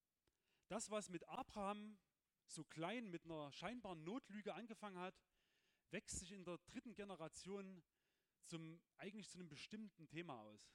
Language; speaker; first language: German; native; German